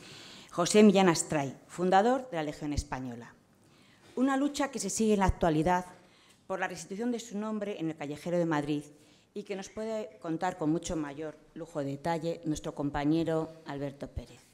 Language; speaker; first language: Spanish; native; Spanish